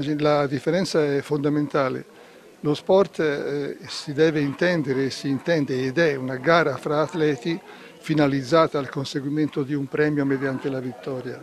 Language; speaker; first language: Italian; native; Italian